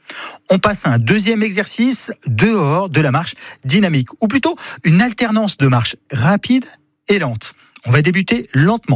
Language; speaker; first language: French; native; French